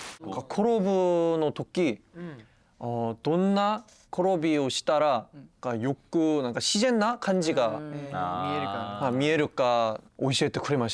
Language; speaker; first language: Japanese; non-native, fluent; Korean